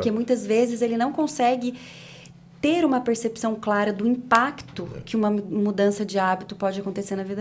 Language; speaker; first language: Portuguese; native; Portuguese